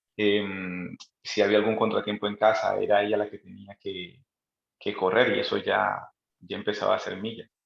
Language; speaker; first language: Spanish; native; Spanish